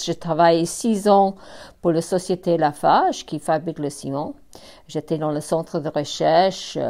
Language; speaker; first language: French; non-native, fluent; English